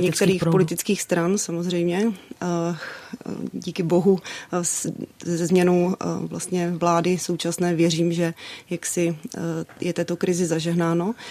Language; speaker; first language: Czech; native; Czech